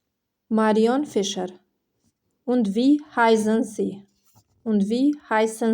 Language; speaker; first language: German; non-native, fluent; Albanian